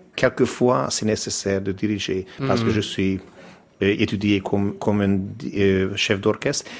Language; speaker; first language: French; non-native, learner; Hungarian